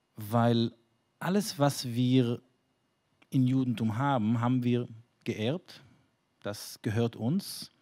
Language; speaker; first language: German; non-native, fluent; Hebrew